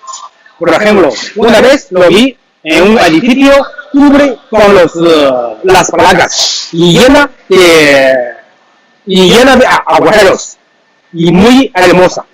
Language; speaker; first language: Spanish; non-native, learner; Chinese